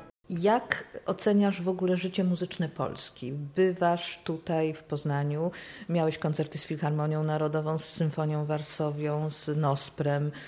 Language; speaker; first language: Polish; native; Polish